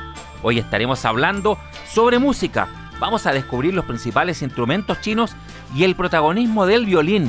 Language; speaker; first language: Spanish; native; Spanish